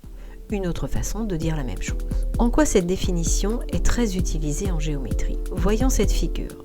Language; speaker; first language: French; native; French